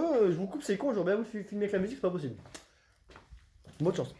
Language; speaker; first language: French; native; French